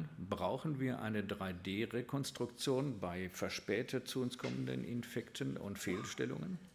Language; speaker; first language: German; native; German